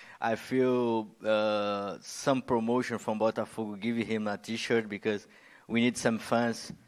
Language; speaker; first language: English; non-native, learner; Portuguese